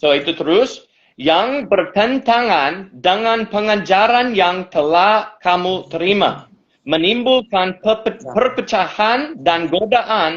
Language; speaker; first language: Indonesian; non-native, fluent; English